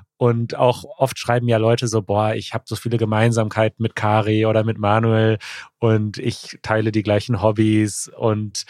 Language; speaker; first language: German; native; German